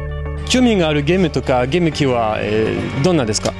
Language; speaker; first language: Japanese; non-native, learner; French